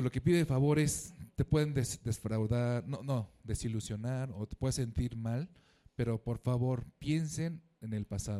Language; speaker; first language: Spanish; native; Spanish